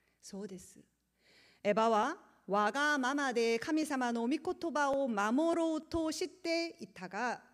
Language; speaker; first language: Japanese; non-native, learner; Korean